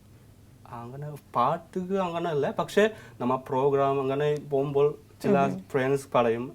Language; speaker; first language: Malayalam; non-native, learner; Assamese